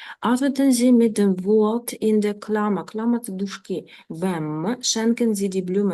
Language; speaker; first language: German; non-native, fluent; Ukrainian